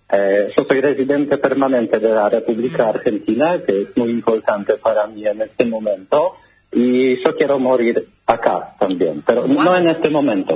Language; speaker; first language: Spanish; non-native, learner; Polish